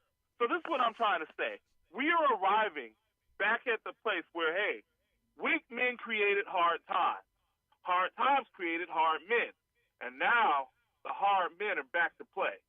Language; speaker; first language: English; native; English